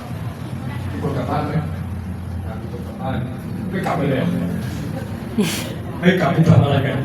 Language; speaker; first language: Thai; native; Thai